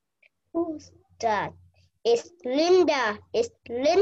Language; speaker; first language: English; non-native, learner; Vietnamese